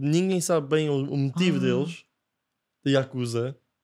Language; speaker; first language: Portuguese; non-native, fluent; Japanese